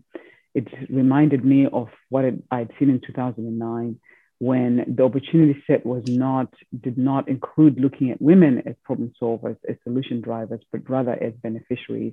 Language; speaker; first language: English; non-native, local second language; Shona